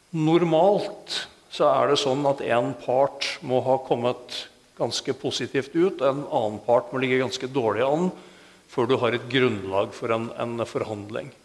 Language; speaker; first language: Norwegian; native; Norwegian